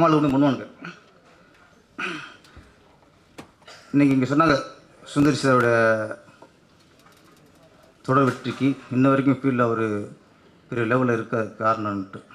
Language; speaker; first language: Tamil; native; Tamil